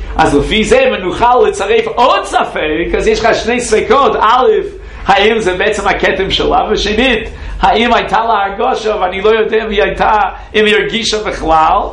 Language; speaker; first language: Hebrew; non-native, fluent; English